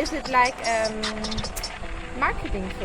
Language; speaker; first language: English; non-native, fluent; German